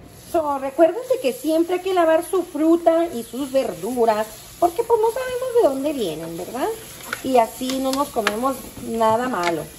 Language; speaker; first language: Spanish; early bilingual, heritage; Spanish